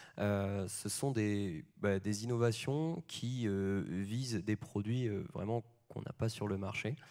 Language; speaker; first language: French; native; French